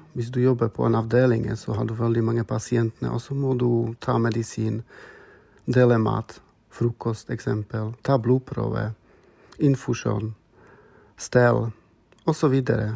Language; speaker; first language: Norwegian; non-native, fluent; Slovak